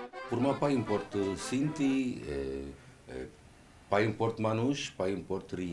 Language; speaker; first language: French; non-native, learner; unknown